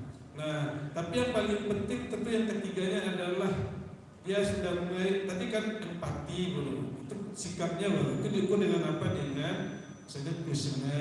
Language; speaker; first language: Indonesian; native; Indonesian